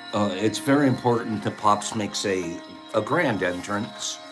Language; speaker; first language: English; native; English